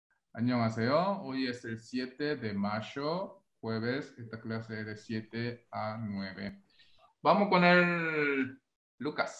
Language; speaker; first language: Spanish; non-native, fluent; Korean